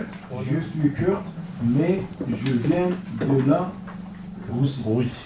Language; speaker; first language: French; non-native, learner; Kurdish